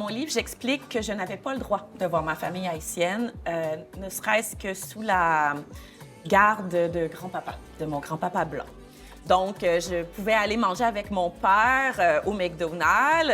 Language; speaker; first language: French; native; French